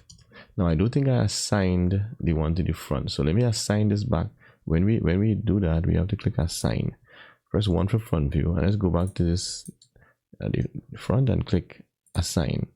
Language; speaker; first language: English; native; English